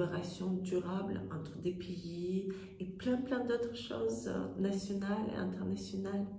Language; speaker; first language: French; non-native, fluent; Russian